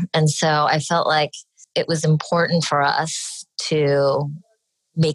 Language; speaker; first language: English; native; English